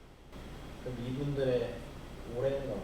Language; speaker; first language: Korean; native; Korean